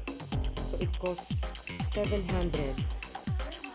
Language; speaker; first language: English; non-native, local second language; Filipino